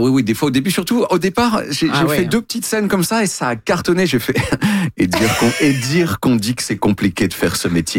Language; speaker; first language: French; native; French